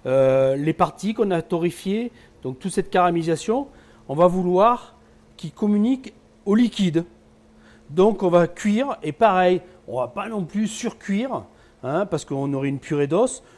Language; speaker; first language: French; native; French